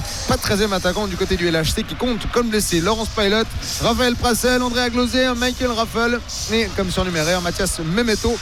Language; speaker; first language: French; native; French